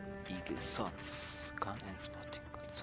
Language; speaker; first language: Japanese; non-native, learner; German